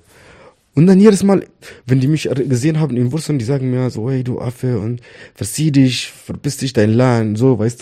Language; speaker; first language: German; non-native, fluent; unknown